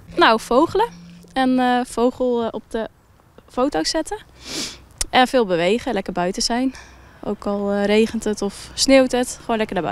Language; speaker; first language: Dutch; native; Dutch